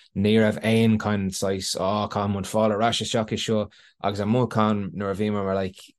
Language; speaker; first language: Irish; non-native, local second language; English